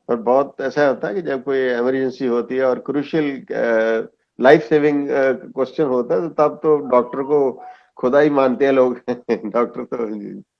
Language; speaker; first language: Hindi; non-native, local second language; Punjabi